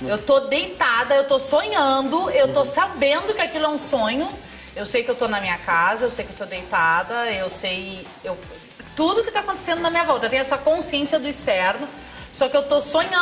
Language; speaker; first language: Portuguese; native; Portuguese